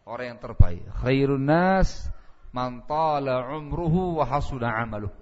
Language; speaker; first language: Indonesian; native; Indonesian